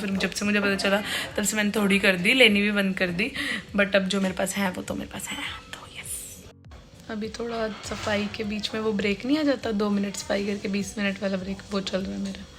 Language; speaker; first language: Hindi; native; Hindi